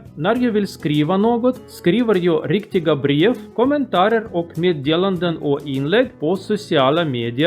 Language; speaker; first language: Swedish; non-native, learner; Russian